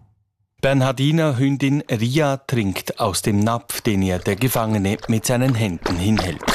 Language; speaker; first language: German; native; German